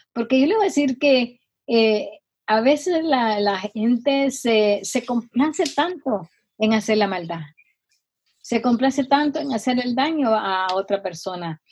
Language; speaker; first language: Spanish; native; Spanish